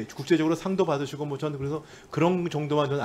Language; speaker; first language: Korean; native; Korean